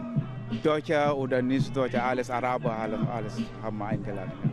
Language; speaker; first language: German; non-native, learner; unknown